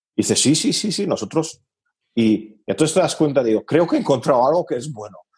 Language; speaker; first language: Spanish; non-native, fluent; Hungarian